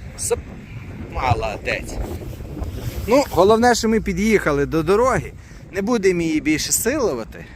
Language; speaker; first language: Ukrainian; non-native, local second language; Russian